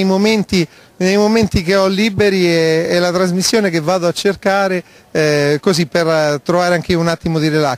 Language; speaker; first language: Italian; native; Italian